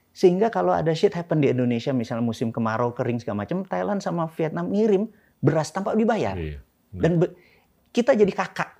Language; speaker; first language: Indonesian; non-native, local second language; Javanese